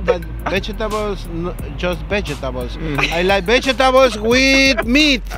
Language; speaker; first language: English; non-native, learner; Spanish